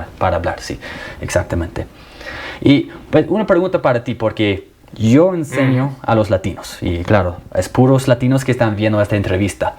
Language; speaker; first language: Spanish; non-native, fluent; English